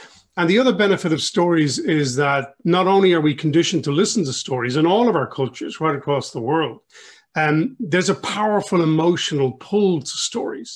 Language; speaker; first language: English; native; English